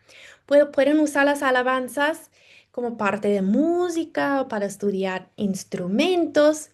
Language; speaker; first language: Spanish; non-native, fluent; English